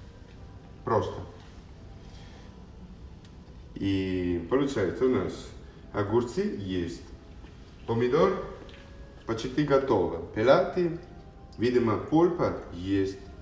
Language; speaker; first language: Russian; non-native, learner; Italian